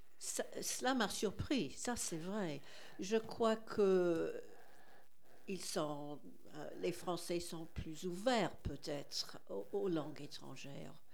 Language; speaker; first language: French; non-native, fluent; English